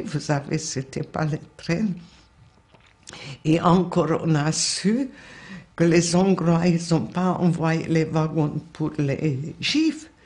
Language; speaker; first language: French; non-native, fluent; Hungarian